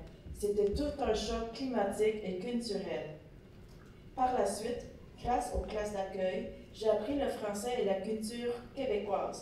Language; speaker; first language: French; early bilingual, other home language; Vietnamese